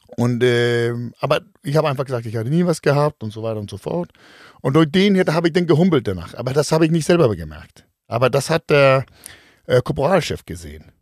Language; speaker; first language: German; non-native, fluent; Danish